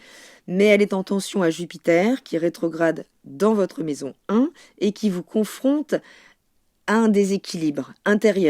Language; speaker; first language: French; native; French